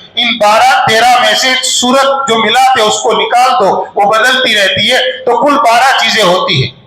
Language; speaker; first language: Urdu; non-native, local second language; Gujarati